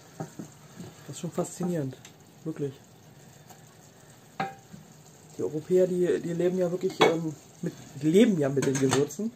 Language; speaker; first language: German; native; German